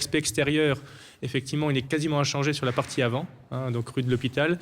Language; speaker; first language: French; native; French